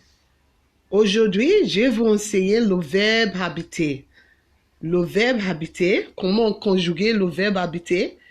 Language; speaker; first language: French; non-native, fluent; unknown